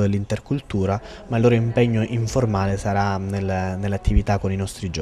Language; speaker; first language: Italian; native; Italian